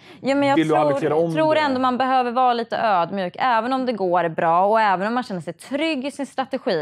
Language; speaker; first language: Swedish; native; Swedish